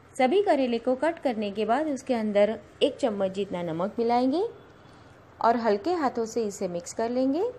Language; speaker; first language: Hindi; non-native, local second language; Gujarati